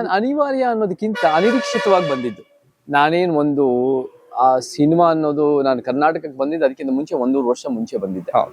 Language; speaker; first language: Kannada; early bilingual, heritage; Kannada